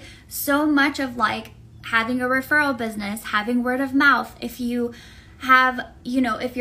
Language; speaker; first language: English; native; English